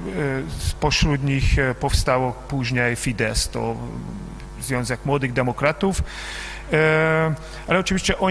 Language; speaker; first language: Polish; non-native, fluent; Hungarian